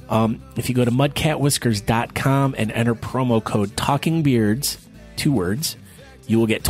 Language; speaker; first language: English; native; English